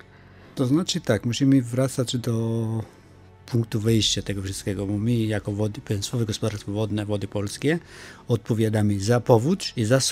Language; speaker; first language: Polish; non-native, fluent; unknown